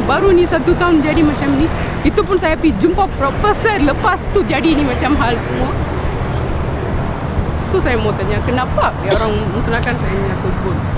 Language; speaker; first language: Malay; non-native, local second language; Tamil